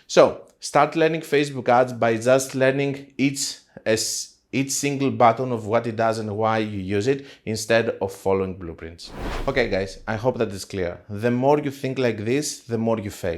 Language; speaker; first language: English; non-native, fluent; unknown